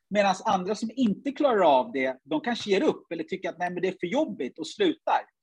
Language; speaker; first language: Swedish; early bilingual, other home language; Ganda